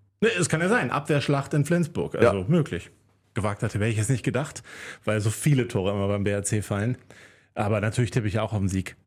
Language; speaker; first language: German; native; German